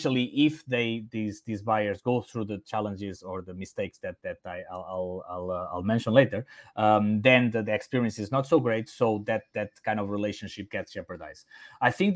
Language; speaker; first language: English; non-native, fluent; Portuguese